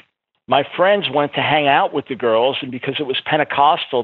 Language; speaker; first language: English; native; English